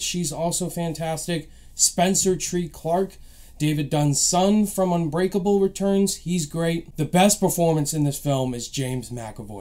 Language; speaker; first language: English; native; English